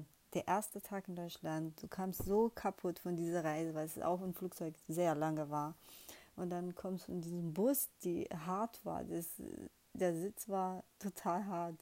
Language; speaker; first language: German; non-native, fluent; Portuguese